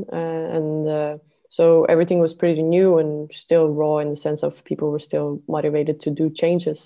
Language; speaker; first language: English; non-native, fluent; Norwegian